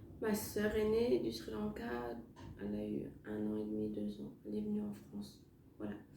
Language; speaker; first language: French; native; French